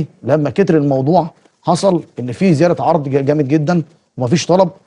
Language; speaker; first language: Arabic; native; Arabic